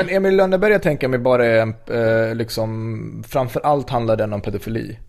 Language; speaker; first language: Swedish; native; Swedish